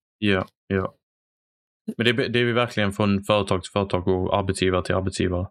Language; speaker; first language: Swedish; native; Swedish